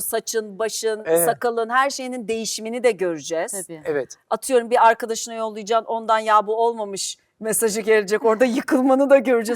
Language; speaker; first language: Turkish; native; Turkish